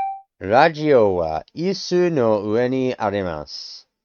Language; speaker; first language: Japanese; non-native, learner; English